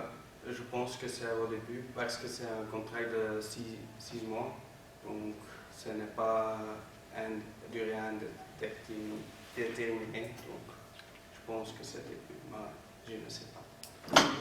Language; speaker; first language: French; non-native, learner; Dutch